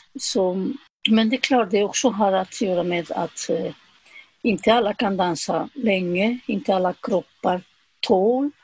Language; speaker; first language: Swedish; non-native, fluent; Spanish